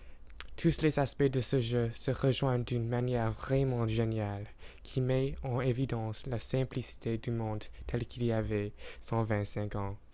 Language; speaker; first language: French; non-native, learner; English